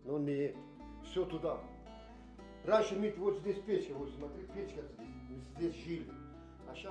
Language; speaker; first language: Russian; non-native, local second language; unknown